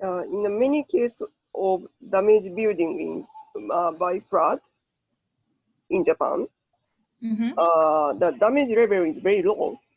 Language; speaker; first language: English; non-native, learner; Japanese